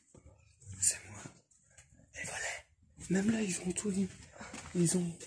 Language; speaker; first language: French; native; French